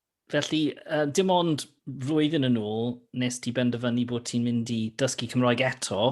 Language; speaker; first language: Welsh; non-native, fluent; English